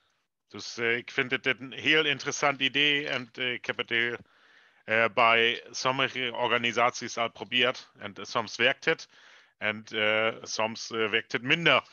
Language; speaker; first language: Dutch; non-native, learner; German